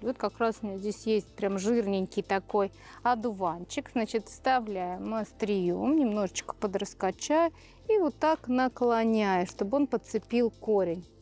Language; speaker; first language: Russian; native; Russian